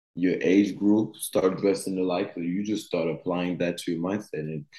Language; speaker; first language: English; early bilingual, other home language; French